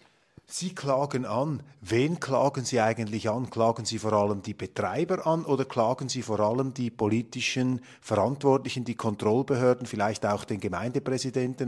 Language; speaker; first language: German; native; German